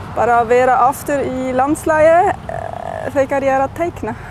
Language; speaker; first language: Icelandic; non-native, learner; German